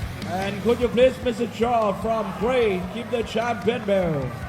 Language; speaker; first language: English; non-native, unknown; Thai